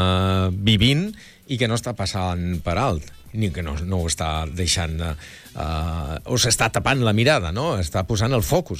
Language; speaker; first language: Catalan; native; Catalan